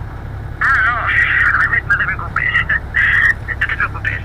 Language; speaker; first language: French; non-native, learner; Spanish